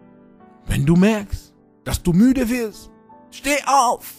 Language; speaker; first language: German; non-native, fluent; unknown